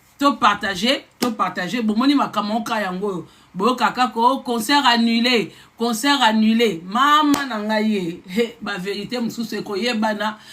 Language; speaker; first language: Lingala; non-native, local second language; Kongo